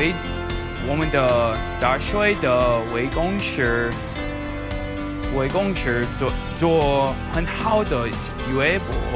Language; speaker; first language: Chinese; non-native, learner; English